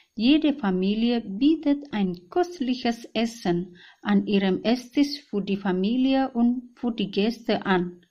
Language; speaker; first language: German; non-native, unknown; Indonesian